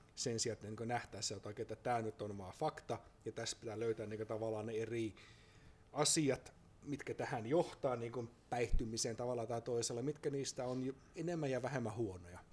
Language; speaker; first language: Finnish; native; Finnish